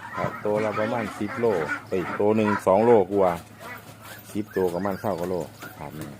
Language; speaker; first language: Thai; native; Thai